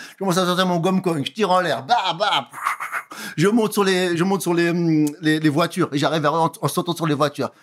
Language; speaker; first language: French; early bilingual, other home language; Kabuverdianu